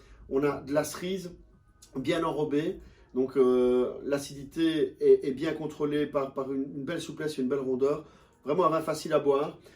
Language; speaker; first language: French; native; French